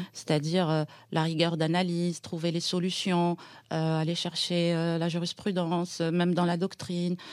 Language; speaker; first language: French; non-native, local second language; Arabic